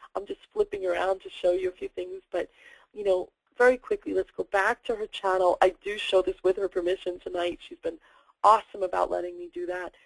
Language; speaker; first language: English; native; English